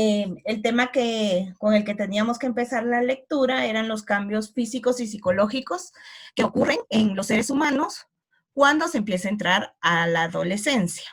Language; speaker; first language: Spanish; native; Spanish